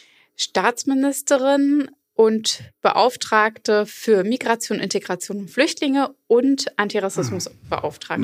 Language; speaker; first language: German; early bilingual, other home language; Arabic